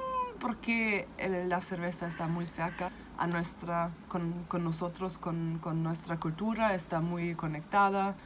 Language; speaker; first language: Spanish; non-native, fluent; German